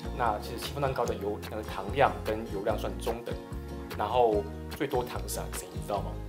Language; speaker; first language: Chinese; native; Chinese